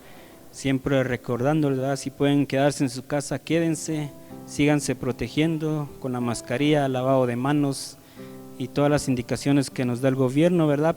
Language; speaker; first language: Spanish; native; Spanish